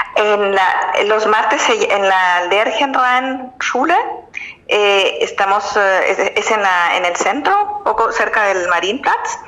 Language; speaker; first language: Spanish; native; Spanish